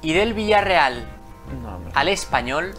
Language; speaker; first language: Spanish; native; Spanish